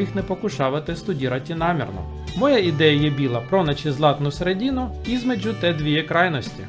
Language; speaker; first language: Croatian; non-native, learner; Russian